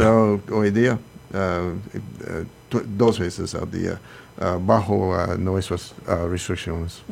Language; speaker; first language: Spanish; non-native, learner; English